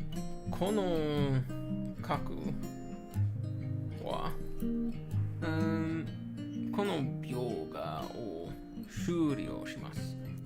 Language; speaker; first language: Japanese; non-native, learner; English